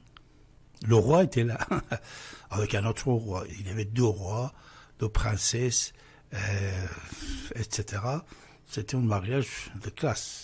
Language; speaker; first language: French; non-native, fluent; Persian